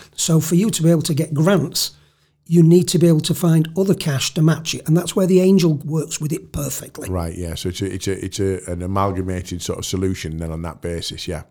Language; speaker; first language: English; native; English